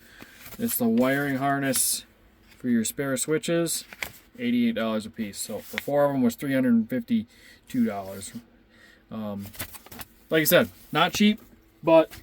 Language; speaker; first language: English; native; English